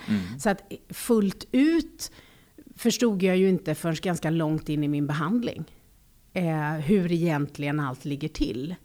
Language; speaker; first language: Swedish; native; Swedish